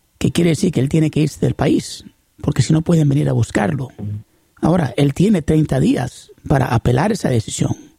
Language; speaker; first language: Spanish; early bilingual, heritage; Spanish